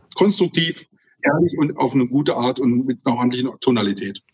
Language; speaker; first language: German; native; German